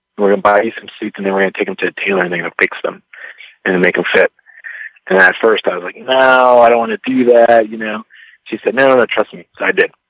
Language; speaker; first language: English; early bilingual, other home language; Spanish